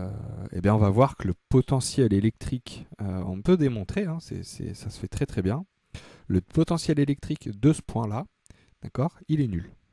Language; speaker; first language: French; native; French